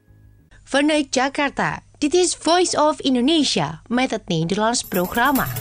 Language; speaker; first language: Dutch; non-native, fluent; Indonesian